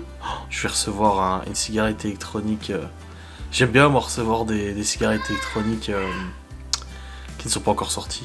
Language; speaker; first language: French; native; French